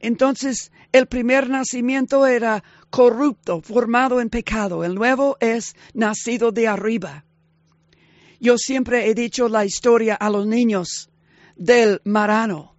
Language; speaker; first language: Spanish; non-native, fluent; English